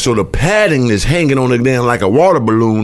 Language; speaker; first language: English; native; English